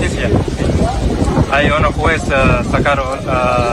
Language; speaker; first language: Spanish; non-native, learner; Arabic